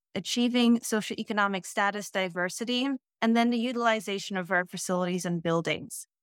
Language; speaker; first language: English; early bilingual, other home language; Dutch